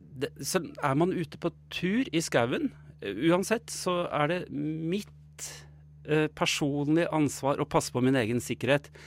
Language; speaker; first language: Norwegian; native; Norwegian